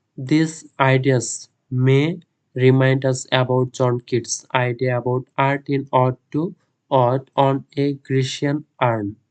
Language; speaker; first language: English; non-native, local second language; Bangla